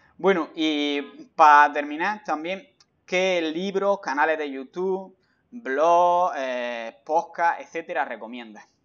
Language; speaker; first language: Spanish; native; Spanish